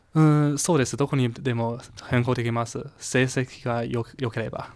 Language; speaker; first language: Japanese; non-native, learner; Chinese